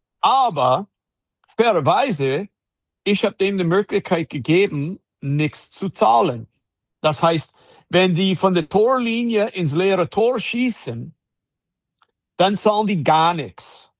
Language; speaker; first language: German; non-native, fluent; English